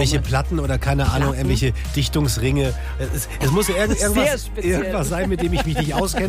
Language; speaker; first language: German; native; German